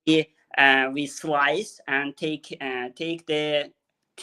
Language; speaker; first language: English; non-native, learner; Azerbaijani